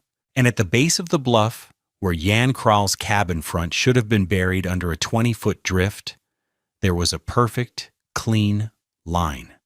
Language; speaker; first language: English; native; English